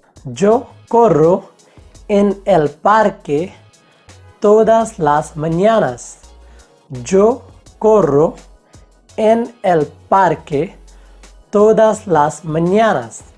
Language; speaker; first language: Spanish; non-native, fluent; Hindi